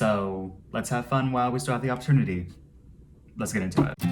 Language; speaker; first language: English; native; English